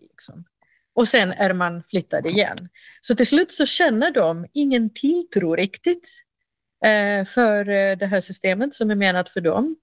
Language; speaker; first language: Swedish; non-native, fluent; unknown